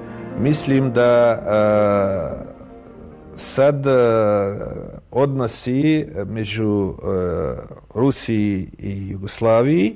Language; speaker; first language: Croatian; non-native, fluent; Russian